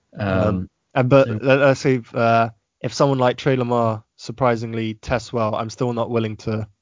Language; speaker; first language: English; native; English